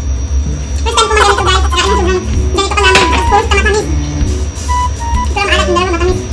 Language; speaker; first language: Filipino; non-native, local second language; Cebuano